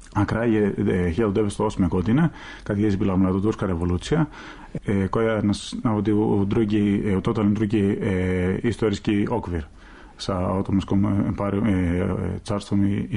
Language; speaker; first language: Serbian; non-native, fluent; Greek